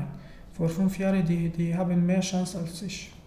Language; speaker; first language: German; non-native, learner; Arabic